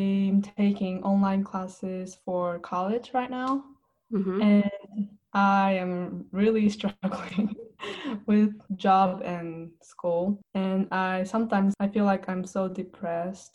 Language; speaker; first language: English; non-native, fluent; Japanese